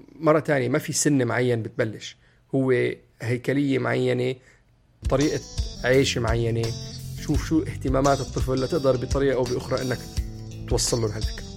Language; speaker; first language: Arabic; native; Arabic